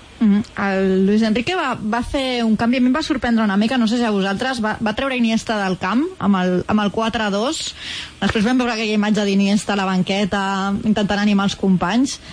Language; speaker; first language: Catalan; native; Catalan